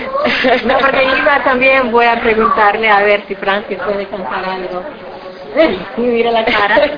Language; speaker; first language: Spanish; non-native, fluent; English